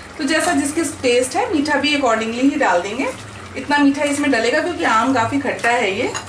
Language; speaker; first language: Hindi; native; Hindi